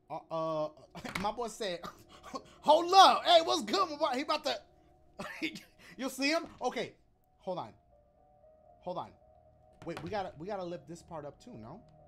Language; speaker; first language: English; early bilingual, other home language; Spanish